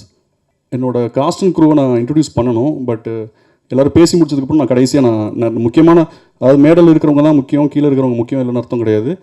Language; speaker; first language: Tamil; native; Tamil